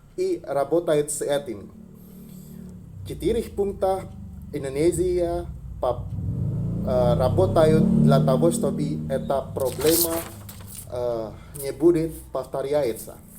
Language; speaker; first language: Russian; non-native, learner; Indonesian